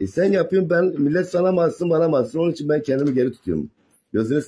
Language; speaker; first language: Turkish; native; Turkish